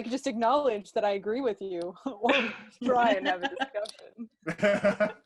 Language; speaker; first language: English; native; English